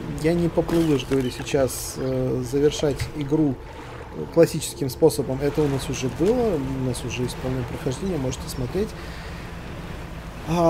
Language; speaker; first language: Russian; native; Russian